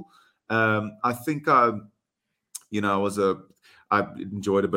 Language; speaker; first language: English; non-native, local second language; Afrikaans